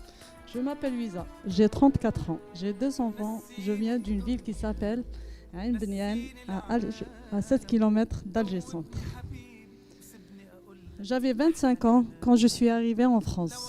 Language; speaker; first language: French; non-native, local second language; Arabic